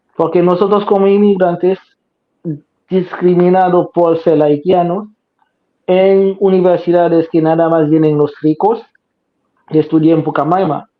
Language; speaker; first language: Spanish; non-native, fluent; Haitian Creole